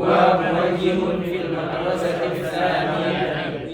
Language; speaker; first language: Arabic; non-native, learner; Indonesian